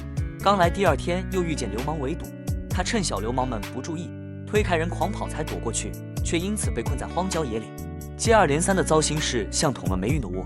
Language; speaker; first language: Chinese; native; Chinese